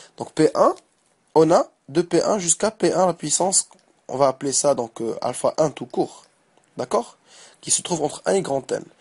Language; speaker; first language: French; non-native, local second language; Arabic